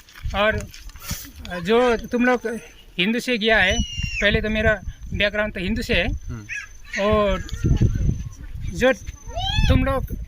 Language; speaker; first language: Hindi; non-native, local second language; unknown